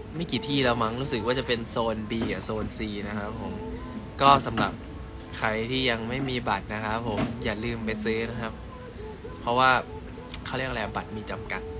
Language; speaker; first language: Thai; native; Thai